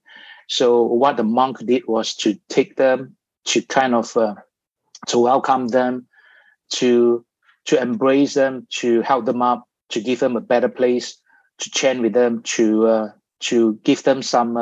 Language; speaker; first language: English; non-native, local second language; Cantonese